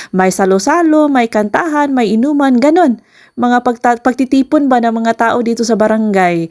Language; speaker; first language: Filipino; non-native, local second language; Cebuano